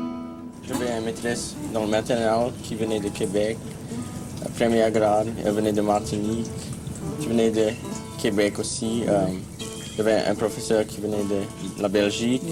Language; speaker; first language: French; non-native, local second language; English